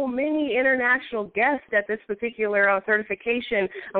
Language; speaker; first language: English; native; English